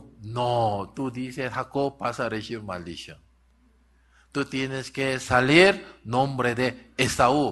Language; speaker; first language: Spanish; non-native, learner; Korean